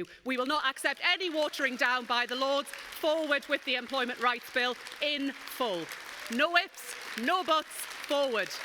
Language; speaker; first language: English; native; English